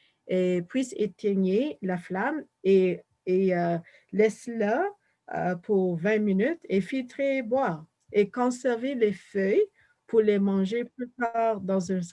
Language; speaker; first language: French; non-native, fluent; English